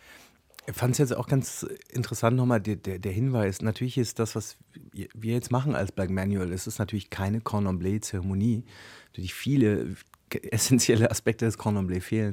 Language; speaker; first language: German; native; German